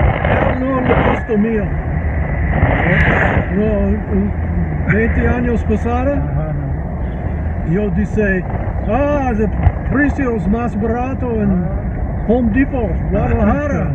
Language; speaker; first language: Spanish; non-native, learner; English